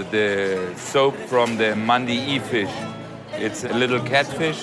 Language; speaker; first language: English; non-native, fluent; German